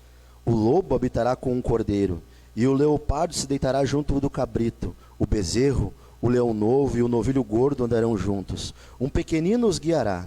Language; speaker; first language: Portuguese; native; Portuguese